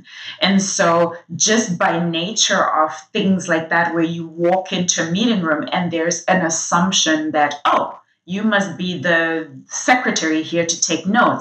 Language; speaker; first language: English; non-native, local second language; Shona